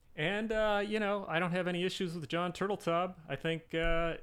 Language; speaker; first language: English; native; English